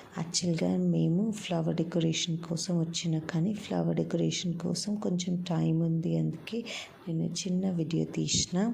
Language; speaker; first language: Telugu; non-native, local second language; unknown